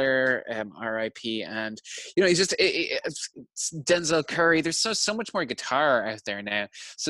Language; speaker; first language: English; native; English